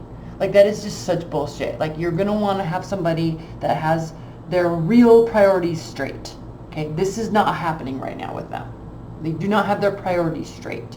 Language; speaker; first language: English; native; English